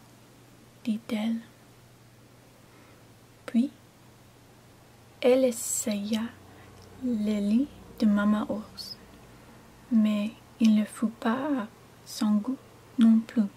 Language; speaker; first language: French; non-native, learner; English